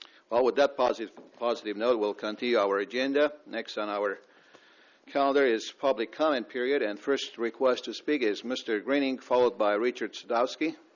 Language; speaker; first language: English; native; English